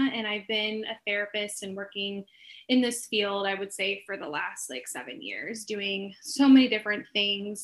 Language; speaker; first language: English; native; English